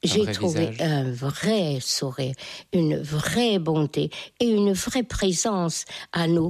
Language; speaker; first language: French; non-native, fluent; Hungarian